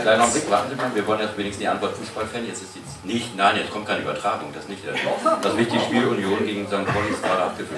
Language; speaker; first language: German; native; German